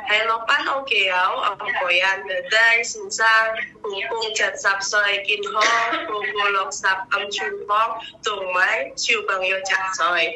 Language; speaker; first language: Cantonese; non-native, learner; Indonesian